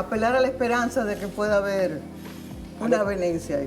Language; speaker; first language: Spanish; native; Spanish